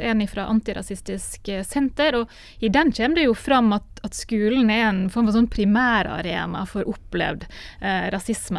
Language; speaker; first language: Norwegian; native; Norwegian